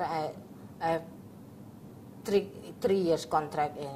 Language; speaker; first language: English; non-native, learner; Indonesian